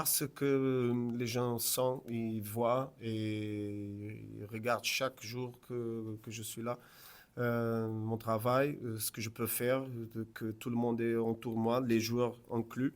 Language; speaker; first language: French; non-native, fluent; Portuguese